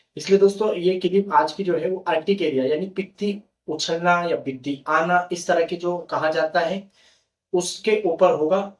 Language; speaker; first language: Hindi; native; Hindi